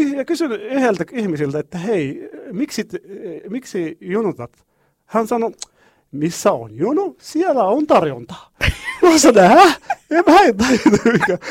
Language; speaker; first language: Finnish; non-native, learner; Arabic